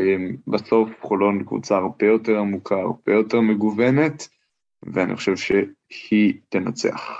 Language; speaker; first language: Hebrew; native; Hebrew